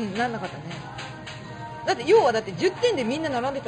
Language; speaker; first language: Japanese; native; Japanese